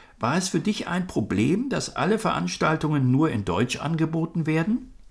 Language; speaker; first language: German; native; German